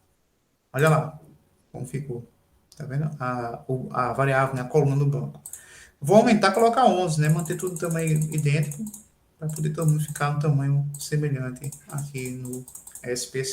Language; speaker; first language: Portuguese; native; Portuguese